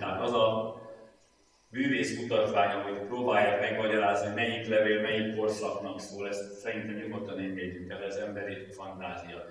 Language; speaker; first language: Hungarian; native; Hungarian